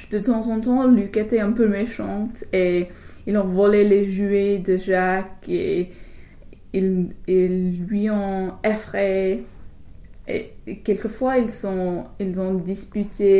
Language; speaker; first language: French; non-native, learner; English